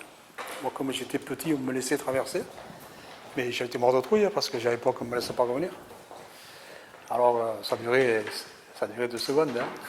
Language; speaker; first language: French; early bilingual, other home language; Catalan